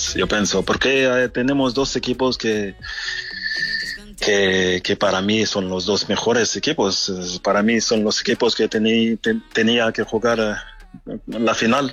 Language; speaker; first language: Spanish; non-native, fluent; French